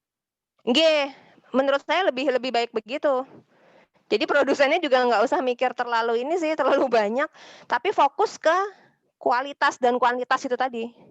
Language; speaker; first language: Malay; non-native, local second language; Javanese